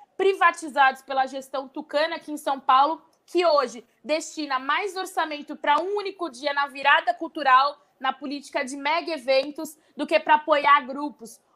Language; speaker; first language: Portuguese; native; Portuguese